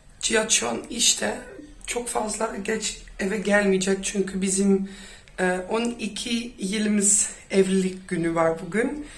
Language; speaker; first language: Turkish; early bilingual, heritage; Turkish